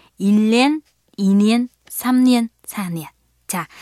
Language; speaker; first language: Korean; non-native, fluent; Vietnamese